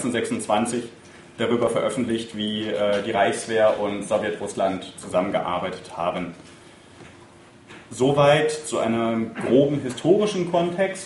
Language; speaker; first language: German; native; German